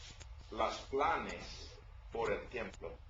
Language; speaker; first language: Spanish; non-native, learner; English